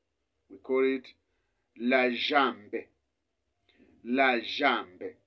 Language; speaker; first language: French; non-native, fluent; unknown